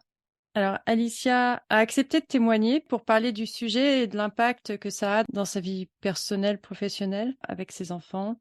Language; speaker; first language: French; native; French